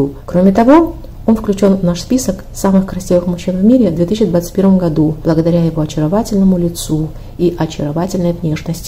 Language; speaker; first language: Russian; native; Russian